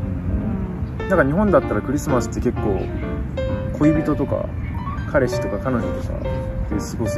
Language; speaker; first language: Japanese; native; Japanese